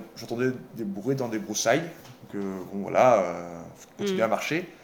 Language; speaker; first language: French; native; French